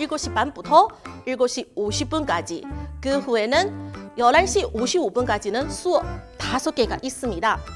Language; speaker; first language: Korean; non-native, learner; Chinese